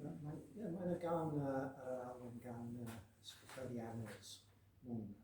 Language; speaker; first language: Welsh; non-native, learner; English